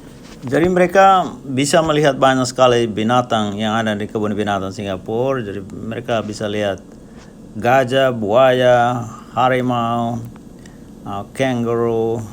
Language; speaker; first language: Indonesian; non-native, local second language; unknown